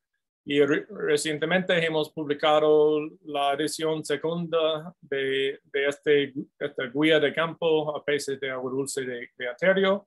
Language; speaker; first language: Spanish; non-native, fluent; English